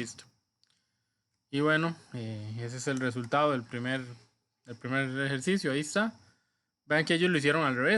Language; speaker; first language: Spanish; native; Spanish